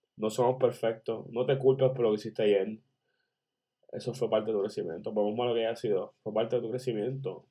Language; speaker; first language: Spanish; native; Spanish